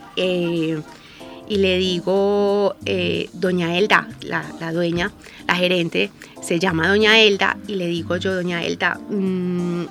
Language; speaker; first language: Spanish; native; Spanish